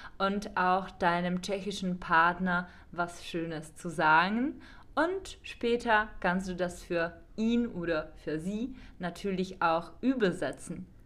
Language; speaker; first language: German; non-native, fluent; Czech